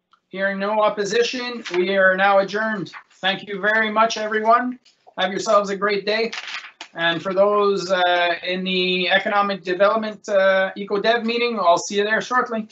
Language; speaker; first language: English; non-native, local second language; French